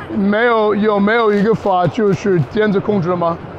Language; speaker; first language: Chinese; non-native, fluent; English